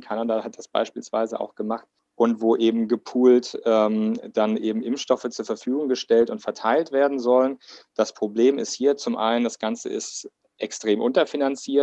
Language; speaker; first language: German; native; German